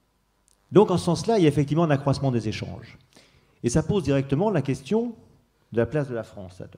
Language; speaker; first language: French; native; French